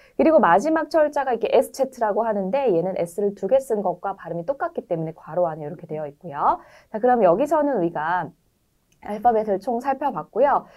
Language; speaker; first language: Korean; native; Korean